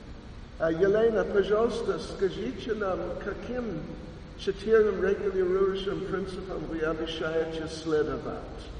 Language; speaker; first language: Russian; non-native, learner; English